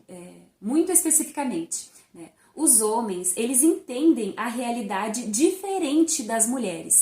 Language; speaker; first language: Portuguese; native; Portuguese